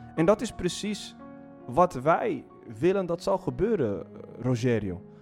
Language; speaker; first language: Dutch; non-native, fluent; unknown